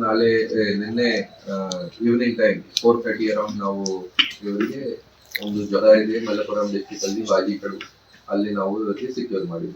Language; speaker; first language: Kannada; non-native, fluent; Hindi